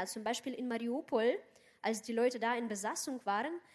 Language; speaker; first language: German; non-native, fluent; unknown